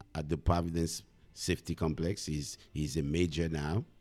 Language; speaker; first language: English; non-native, fluent; Haitian Creole